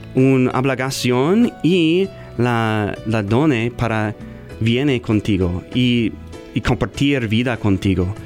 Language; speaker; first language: Spanish; non-native, learner; English